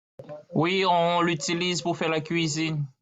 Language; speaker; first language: French; non-native, learner; Haitian Creole